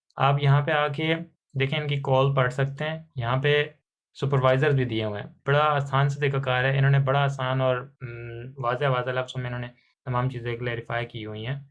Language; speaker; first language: Urdu; non-native, local second language; Punjabi